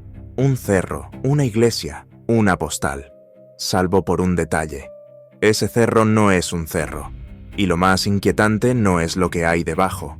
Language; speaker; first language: Spanish; native; Spanish